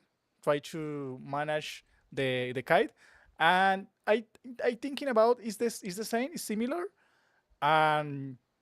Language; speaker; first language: English; non-native, learner; Spanish